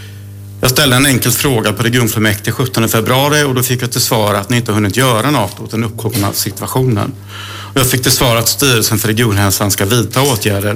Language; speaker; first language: Swedish; native; Swedish